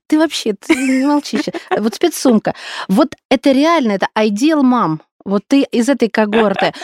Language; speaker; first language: Russian; native; Russian